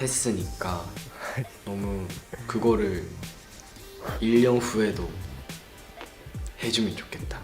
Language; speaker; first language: Korean; non-native, learner; Japanese